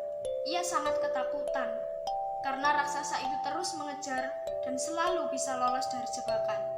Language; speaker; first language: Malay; non-native, local second language; Javanese